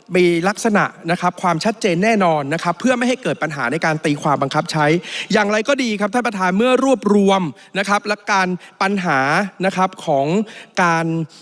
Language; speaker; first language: Thai; native; Thai